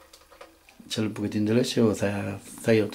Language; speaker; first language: Spanish; native; Spanish